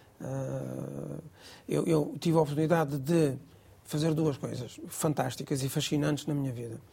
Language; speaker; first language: Portuguese; non-native, local second language; Gujarati